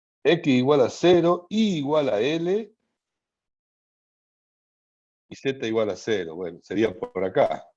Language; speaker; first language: Spanish; native; Spanish